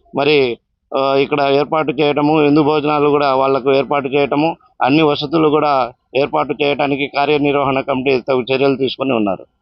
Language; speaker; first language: Telugu; non-native, local second language; Lambadi